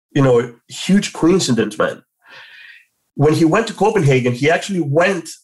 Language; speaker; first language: English; non-native, fluent; Greek